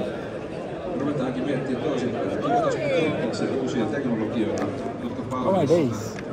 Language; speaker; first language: Finnish; native; Finnish